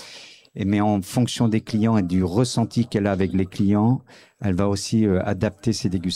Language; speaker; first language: French; native; French